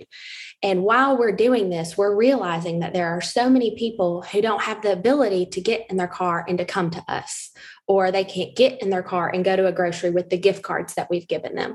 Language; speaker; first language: English; native; English